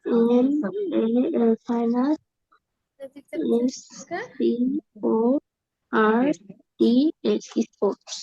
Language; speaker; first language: English; non-native, learner; Bangla